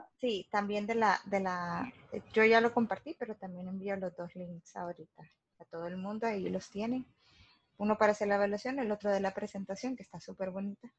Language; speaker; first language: Spanish; native; Spanish